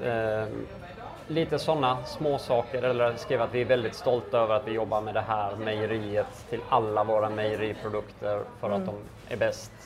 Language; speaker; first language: Swedish; native; Swedish